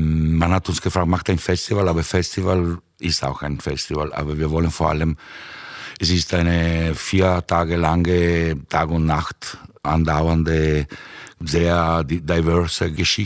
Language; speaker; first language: German; native; German